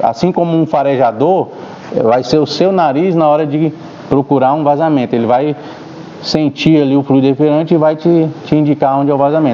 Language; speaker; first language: Portuguese; native; Portuguese